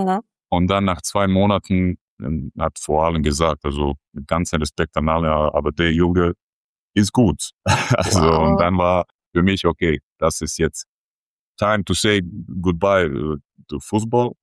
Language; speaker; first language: German; non-native, fluent; Croatian